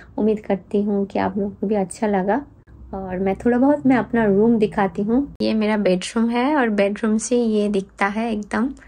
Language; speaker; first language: Hindi; non-native, local second language; Bangla